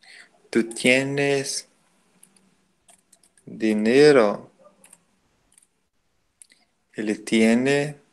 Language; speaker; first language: Spanish; non-native, learner; Portuguese